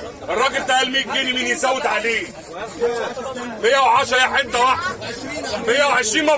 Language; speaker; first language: Arabic; native; Arabic